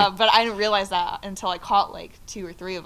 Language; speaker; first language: English; native; English